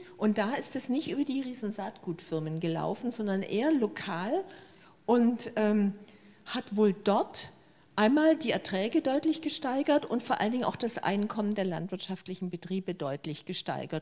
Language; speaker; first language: German; native; German